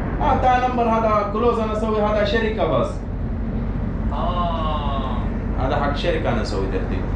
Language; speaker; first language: Arabic; non-native, learner; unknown